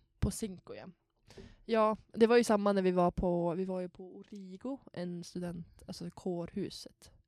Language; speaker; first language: Swedish; native; Swedish